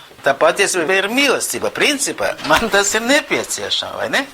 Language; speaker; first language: Latvian; non-native, local second language; Russian